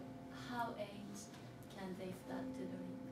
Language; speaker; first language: English; non-native, learner; Japanese